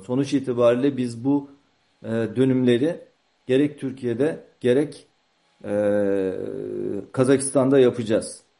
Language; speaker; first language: Turkish; native; Turkish